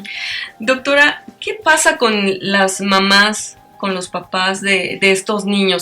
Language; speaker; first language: Spanish; native; Spanish